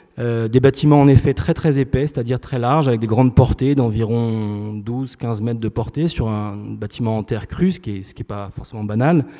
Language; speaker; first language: French; native; French